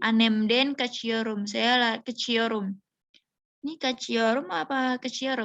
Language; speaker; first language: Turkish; non-native, learner; Indonesian